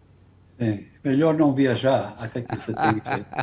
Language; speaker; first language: Portuguese; non-native, fluent; English